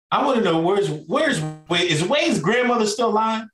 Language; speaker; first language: English; native; English